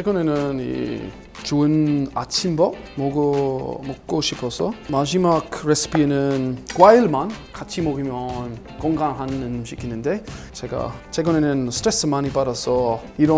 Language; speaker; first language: Korean; non-native, learner; English